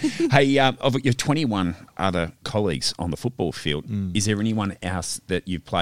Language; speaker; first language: English; native; English